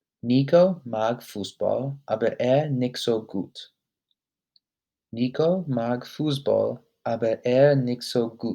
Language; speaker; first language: German; non-native, learner; English